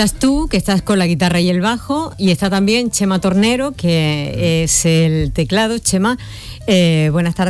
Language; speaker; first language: Spanish; native; Spanish